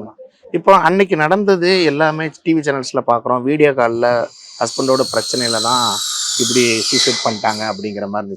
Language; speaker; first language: Tamil; native; Tamil